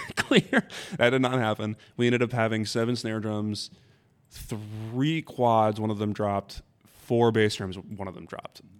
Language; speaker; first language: English; native; English